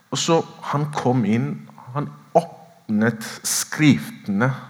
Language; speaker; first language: Norwegian; non-native, fluent; Oromo